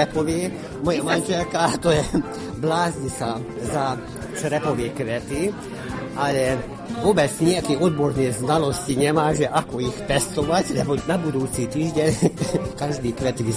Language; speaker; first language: Slovak; non-native, local second language; Hungarian